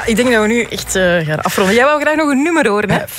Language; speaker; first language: Dutch; native; Dutch